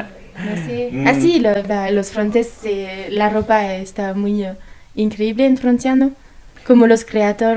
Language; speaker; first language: Spanish; non-native, learner; French